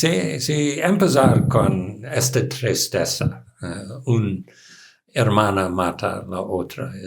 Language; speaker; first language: Spanish; non-native, learner; English